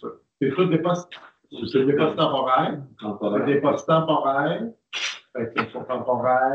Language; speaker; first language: French; native; French